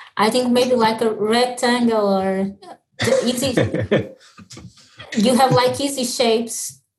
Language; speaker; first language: English; early bilingual, other home language; Portuguese